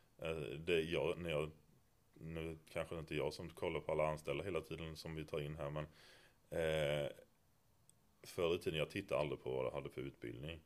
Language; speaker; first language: Swedish; native; Swedish